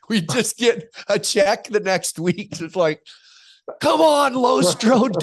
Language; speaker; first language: English; native; English